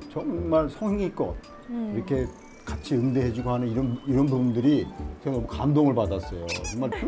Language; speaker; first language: Korean; native; Korean